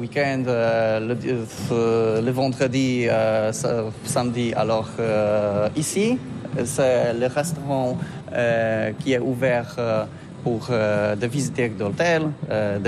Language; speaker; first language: French; non-native, learner; Polish